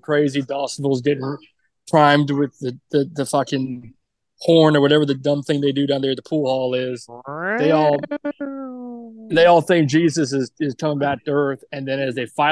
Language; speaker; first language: English; native; English